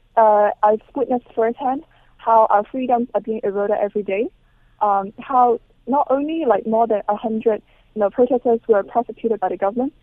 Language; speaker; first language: English; non-native, local second language; Cantonese